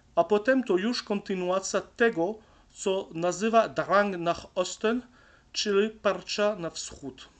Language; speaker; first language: Polish; non-native, learner; French